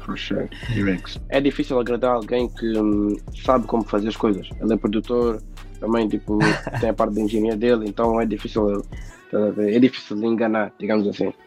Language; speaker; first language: Portuguese; native; Portuguese